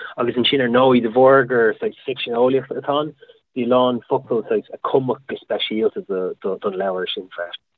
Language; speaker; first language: Irish; native; Irish